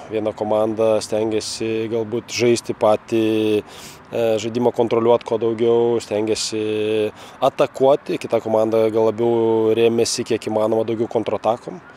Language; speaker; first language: Lithuanian; native; Lithuanian